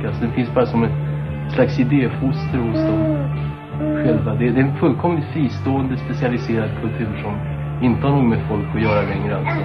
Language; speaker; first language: Swedish; native; Swedish